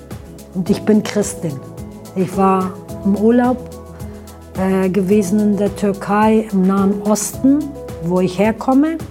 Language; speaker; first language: German; early bilingual, other home language; Aramaic